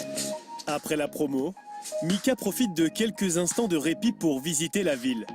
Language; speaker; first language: French; native; French